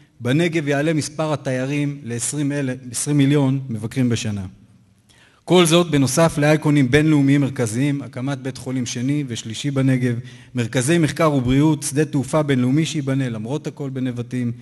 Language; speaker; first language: Hebrew; native; Hebrew